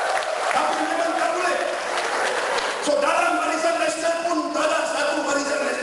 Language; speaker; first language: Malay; non-native, local second language; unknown